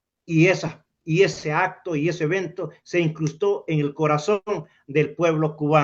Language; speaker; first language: Spanish; native; Spanish